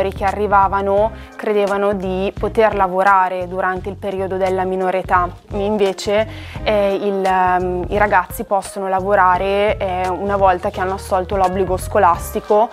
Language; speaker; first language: Italian; native; Italian